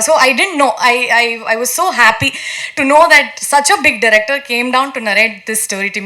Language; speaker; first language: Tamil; non-native, learner; Kannada